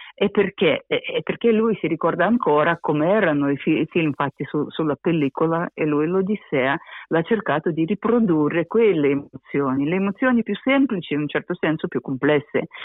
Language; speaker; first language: Italian; non-native, fluent; Russian